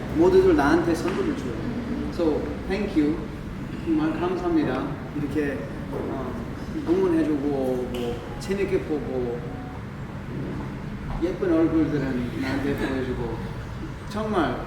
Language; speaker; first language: Korean; early bilingual, heritage; English